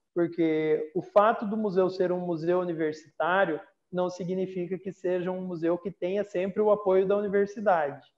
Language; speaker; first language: Portuguese; native; Portuguese